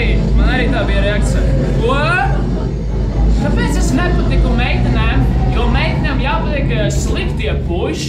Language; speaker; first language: Latvian; non-native, local second language; Russian